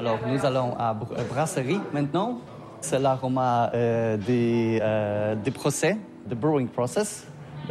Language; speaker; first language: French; non-native, learner; Polish